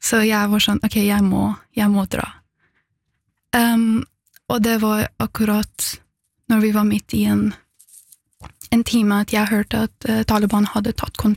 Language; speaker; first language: Norwegian; non-native, fluent; Persian